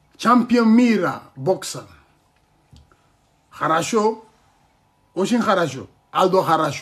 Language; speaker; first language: Russian; non-native, learner; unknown